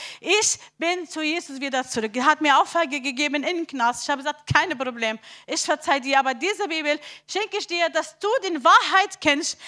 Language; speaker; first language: German; non-native, learner; Arabic